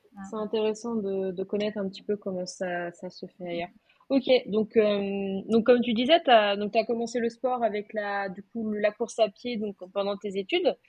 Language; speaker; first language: French; native; French